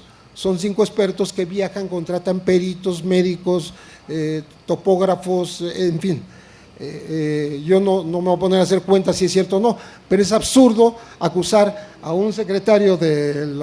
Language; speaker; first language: Spanish; native; Spanish